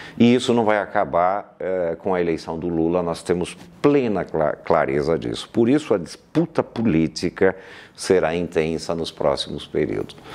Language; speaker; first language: Portuguese; native; Portuguese